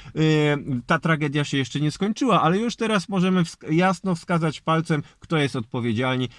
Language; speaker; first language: Polish; native; Polish